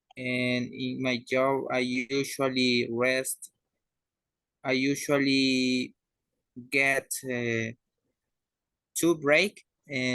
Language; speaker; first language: English; non-native, learner; Spanish